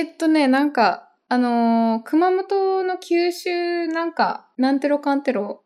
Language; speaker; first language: Japanese; native; Japanese